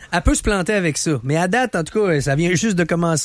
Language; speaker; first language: French; native; French